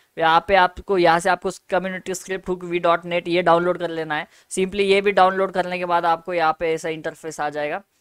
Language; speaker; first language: Hindi; native; Hindi